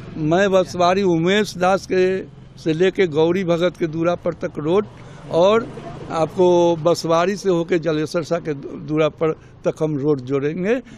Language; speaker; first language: Hindi; native; Hindi